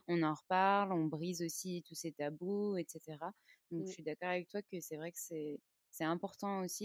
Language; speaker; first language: French; native; French